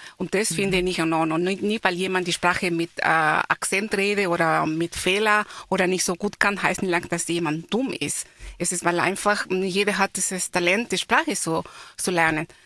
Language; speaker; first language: German; non-native, fluent; Spanish